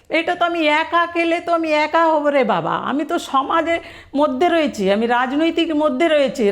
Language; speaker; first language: Bangla; non-native, fluent; Telugu